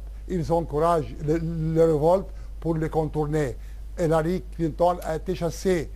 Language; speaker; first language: French; non-native, local second language; Arabic